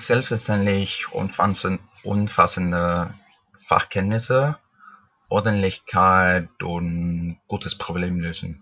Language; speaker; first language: German; non-native, fluent; Spanish